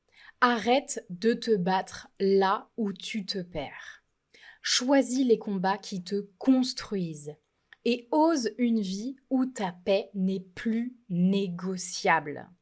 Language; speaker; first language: French; native; French